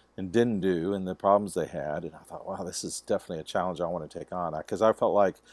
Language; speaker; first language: English; native; English